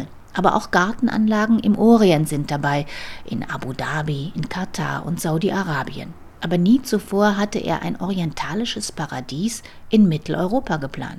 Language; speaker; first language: German; native; German